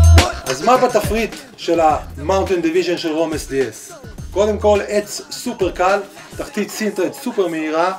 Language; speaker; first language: Hebrew; native; Hebrew